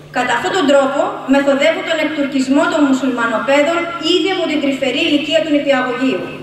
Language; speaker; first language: Greek; non-native, local second language; Bulgarian